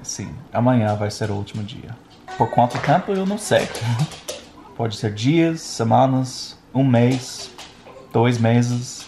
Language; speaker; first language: Portuguese; non-native, fluent; English